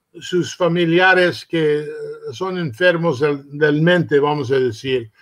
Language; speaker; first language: Spanish; early bilingual, heritage; Spanish